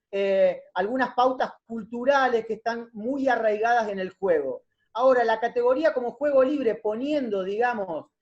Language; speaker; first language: Spanish; native; Spanish